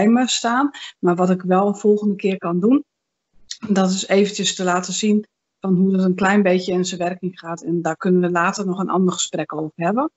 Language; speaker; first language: Dutch; native; Dutch